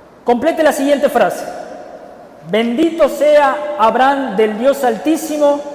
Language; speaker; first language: Spanish; native; Spanish